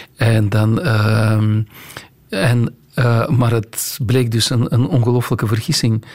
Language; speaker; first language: Dutch; non-native, fluent; Russian